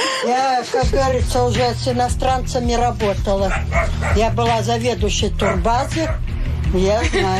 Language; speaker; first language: Russian; native; Russian